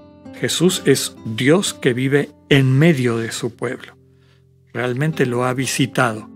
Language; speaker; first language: Spanish; native; Spanish